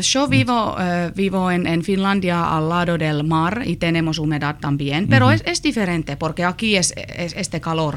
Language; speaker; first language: Spanish; non-native, learner; Finnish